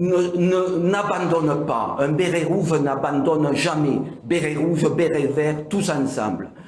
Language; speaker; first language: French; native; French